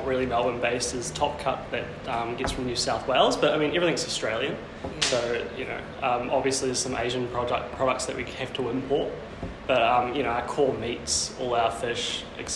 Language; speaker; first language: English; native; English